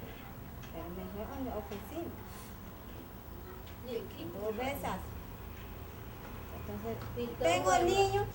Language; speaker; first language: Spanish; non-native, local second language; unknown